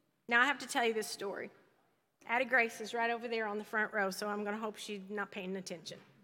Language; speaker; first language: English; native; English